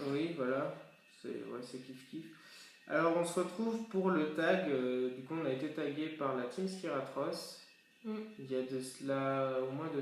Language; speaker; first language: French; native; French